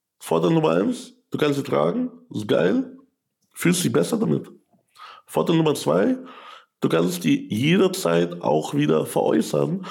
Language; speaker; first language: German; early bilingual, other home language; Russian